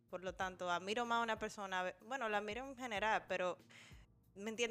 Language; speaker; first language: Spanish; early bilingual, heritage; Spanish